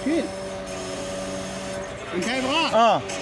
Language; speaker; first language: Arabic; non-native, learner; Filipino